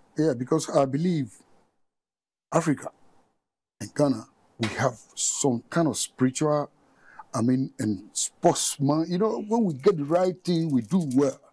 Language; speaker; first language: English; non-native, local second language; Ga